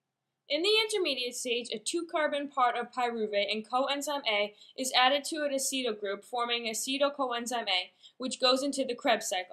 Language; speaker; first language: English; native; English